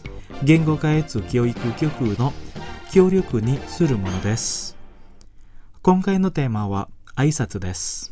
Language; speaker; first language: Japanese; non-native, fluent; Indonesian